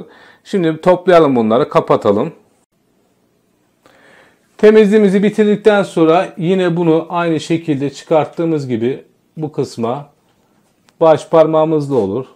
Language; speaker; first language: Turkish; native; Turkish